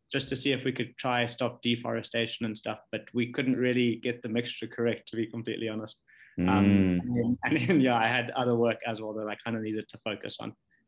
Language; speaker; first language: English; native; English